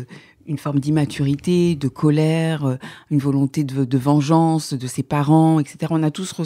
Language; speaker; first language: French; native; French